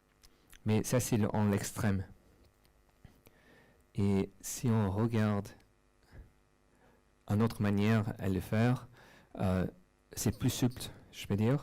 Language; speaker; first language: French; non-native, fluent; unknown